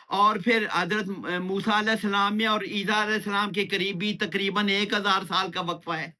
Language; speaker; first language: Urdu; non-native, local second language; Pashto